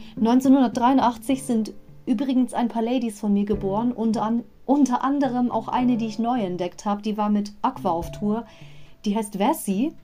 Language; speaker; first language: German; native; German